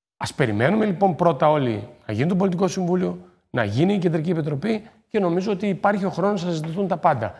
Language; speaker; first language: Greek; native; Greek